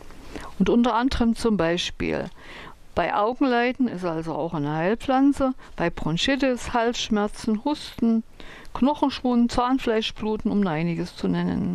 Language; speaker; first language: German; native; German